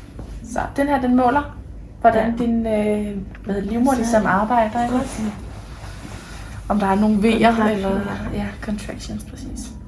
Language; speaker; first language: Danish; native; Danish